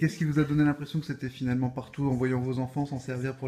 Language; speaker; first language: French; native; French